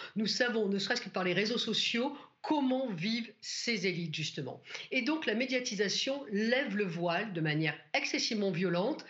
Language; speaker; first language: French; native; French